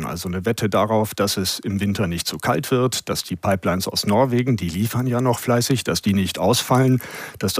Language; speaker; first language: German; native; German